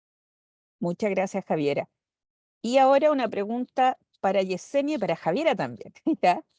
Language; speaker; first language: Spanish; native; Spanish